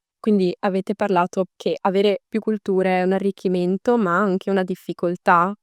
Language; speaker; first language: Italian; native; Italian